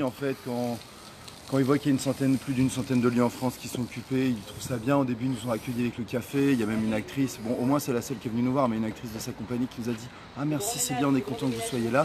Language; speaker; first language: French; native; French